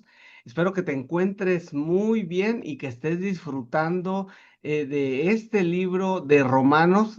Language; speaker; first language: Spanish; native; Spanish